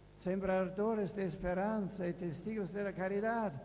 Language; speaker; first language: Italian; non-native, fluent; German